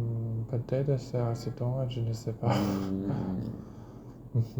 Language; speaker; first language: French; non-native, learner; Chinese